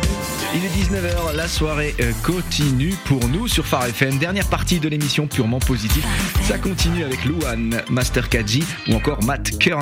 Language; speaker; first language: French; native; French